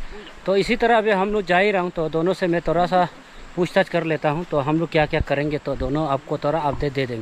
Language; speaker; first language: Hindi; non-native, local second language; Nyishi